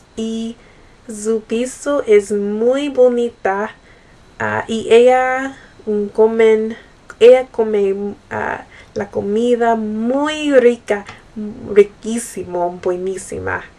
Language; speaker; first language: Spanish; non-native, learner; English